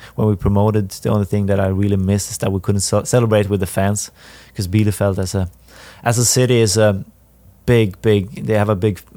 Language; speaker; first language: English; non-native, fluent; Swedish